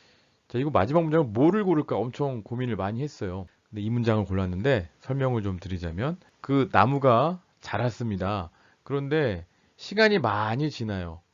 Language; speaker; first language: Korean; native; Korean